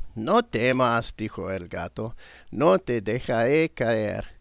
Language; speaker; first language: Spanish; non-native, learner; English